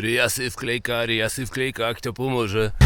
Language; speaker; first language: Polish; native; Polish